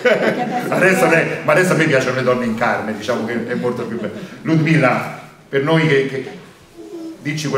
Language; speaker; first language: Italian; native; Italian